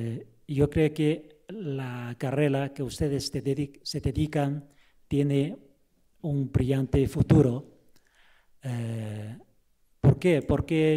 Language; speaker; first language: Spanish; non-native, fluent; Chinese